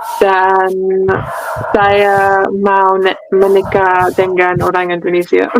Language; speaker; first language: Indonesian; non-native, learner; English